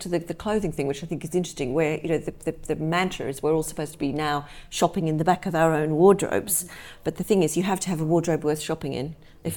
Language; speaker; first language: English; native; English